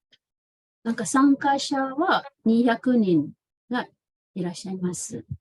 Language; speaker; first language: Japanese; non-native, fluent; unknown